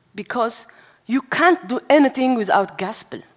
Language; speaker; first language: English; non-native, learner; Tigrinya